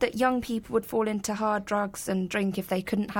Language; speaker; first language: English; native; English